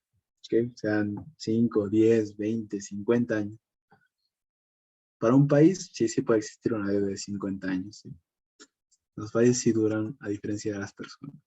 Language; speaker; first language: Spanish; native; Spanish